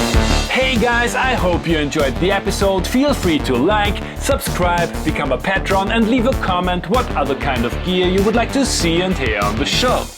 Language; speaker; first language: English; non-native, fluent; German